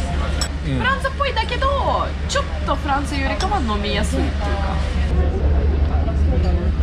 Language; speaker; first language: Japanese; non-native, fluent; Russian